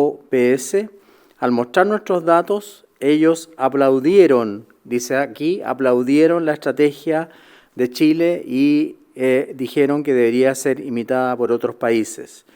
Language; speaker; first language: Spanish; native; Spanish